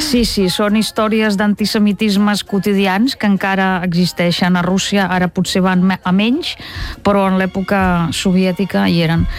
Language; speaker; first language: Catalan; non-native, fluent; Russian